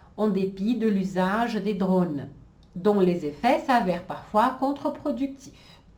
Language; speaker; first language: French; non-native, fluent; Portuguese